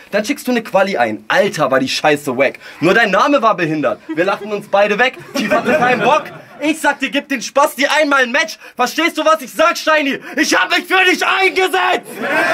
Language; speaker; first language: German; early bilingual, other home language; Russian